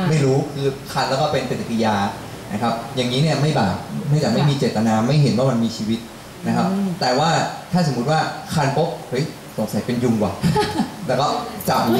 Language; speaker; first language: Thai; native; Thai